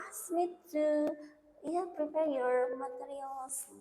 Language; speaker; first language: English; non-native, learner; Indonesian